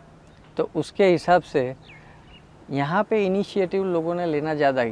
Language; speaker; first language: Hindi; non-native, local second language; Gujarati